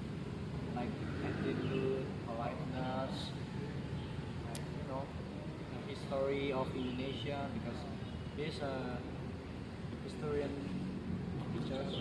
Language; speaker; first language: English; non-native, learner; Indonesian